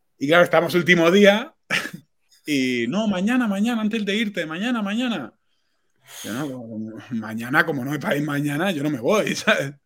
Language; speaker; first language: Spanish; non-native, local second language; Catalan